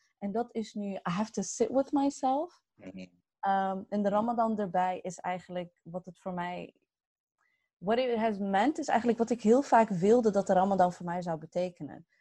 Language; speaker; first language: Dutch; early bilingual, other home language; Arabic